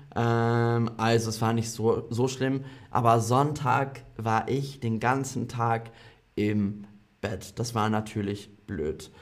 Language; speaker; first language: German; non-native, fluent; English